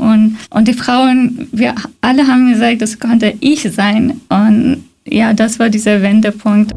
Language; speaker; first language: German; non-native, fluent; Persian